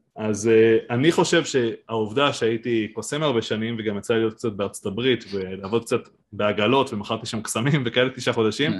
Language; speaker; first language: Hebrew; native; Hebrew